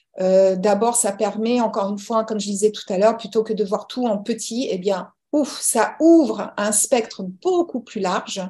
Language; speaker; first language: French; early bilingual, other home language; English